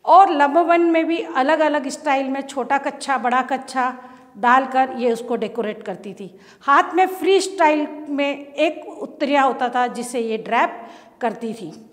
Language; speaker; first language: Hindi; native; Hindi